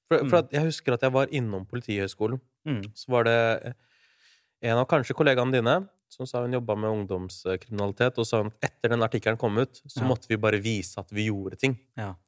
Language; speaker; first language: Norwegian; early bilingual, other home language; Urdu